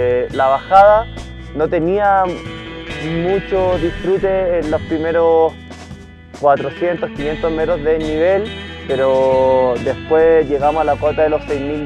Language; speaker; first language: Spanish; native; Spanish